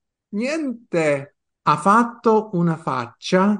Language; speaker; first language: Italian; non-native, fluent; English